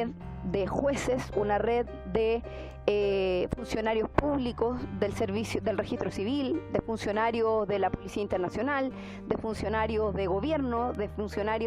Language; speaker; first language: Spanish; native; Spanish